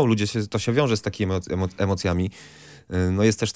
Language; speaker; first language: Polish; native; Polish